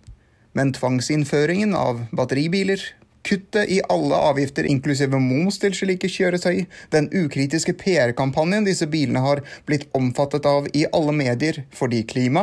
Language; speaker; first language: Norwegian; native; Norwegian